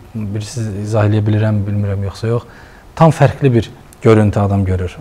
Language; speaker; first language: Azerbaijani; native; Azerbaijani